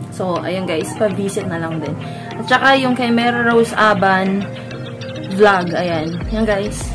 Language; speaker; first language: Filipino; non-native, local second language; Waray